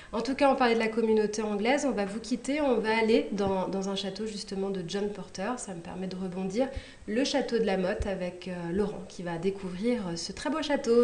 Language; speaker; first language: French; native; French